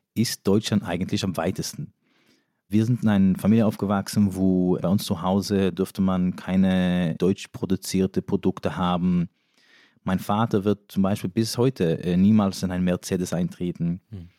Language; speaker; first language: German; non-native, fluent; Yiddish